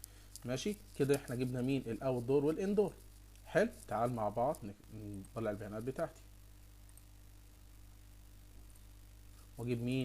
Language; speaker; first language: Arabic; native; Arabic